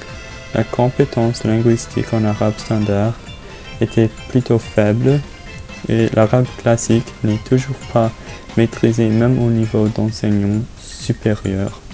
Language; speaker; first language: French; non-native, learner; English